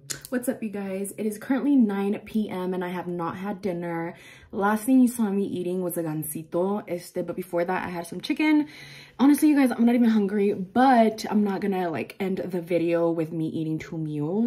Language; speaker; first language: English; early bilingual, other home language; Spanish